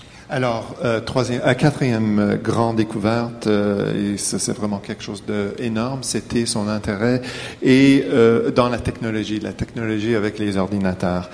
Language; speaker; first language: French; native; French